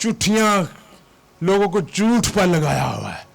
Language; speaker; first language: Urdu; non-native, local second language; Punjabi